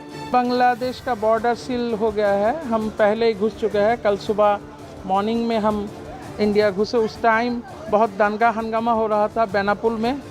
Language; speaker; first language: Hindi; non-native, fluent; Bangla